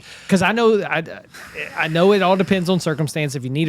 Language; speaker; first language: English; native; English